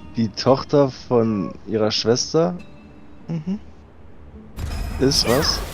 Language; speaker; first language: German; native; German